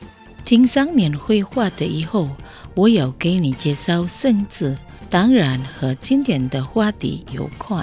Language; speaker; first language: Chinese; non-native, learner; Indonesian